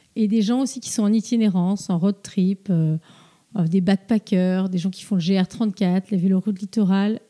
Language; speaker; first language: French; native; French